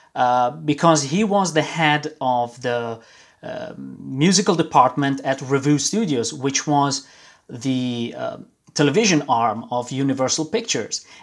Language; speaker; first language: English; non-native, fluent; Italian